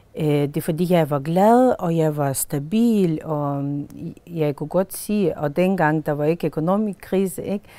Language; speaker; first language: Danish; non-native, fluent; Lithuanian